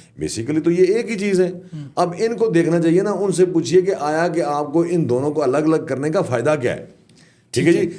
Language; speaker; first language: Urdu; non-native, local second language; Punjabi